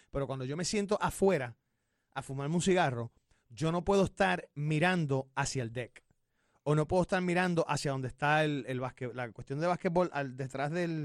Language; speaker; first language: Spanish; native; Spanish